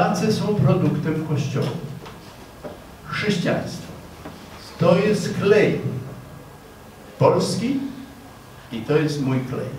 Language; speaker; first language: Polish; non-native, fluent; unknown